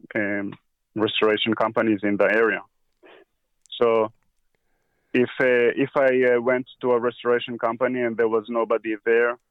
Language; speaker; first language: English; early bilingual, heritage; Hebrew